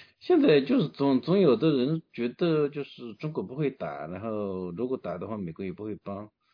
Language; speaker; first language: Chinese; native; Chinese